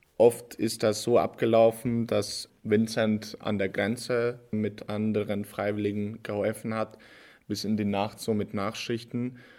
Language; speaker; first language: German; non-native, fluent; Hungarian